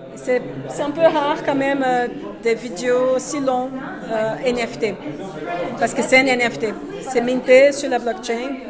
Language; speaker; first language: French; non-native, fluent; Portuguese